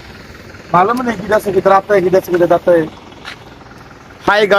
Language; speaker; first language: Hindi; non-native, learner; Bangla